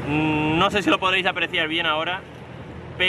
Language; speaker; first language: Spanish; native; Spanish